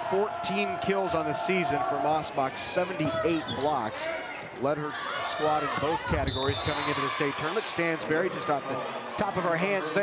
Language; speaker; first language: English; native; English